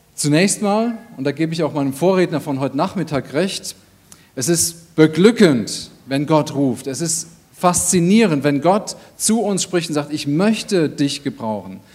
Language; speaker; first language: German; native; German